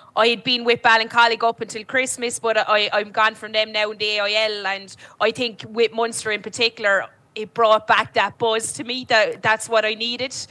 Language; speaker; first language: English; native; English